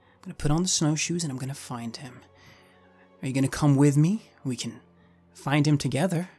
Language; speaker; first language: English; non-native, fluent; Swedish